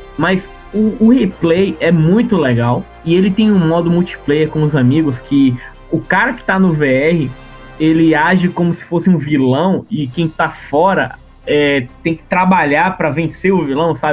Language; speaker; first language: Portuguese; native; Portuguese